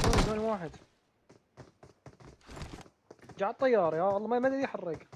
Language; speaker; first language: Arabic; native; Arabic